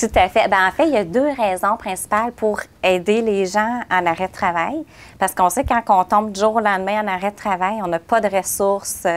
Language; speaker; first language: French; native; French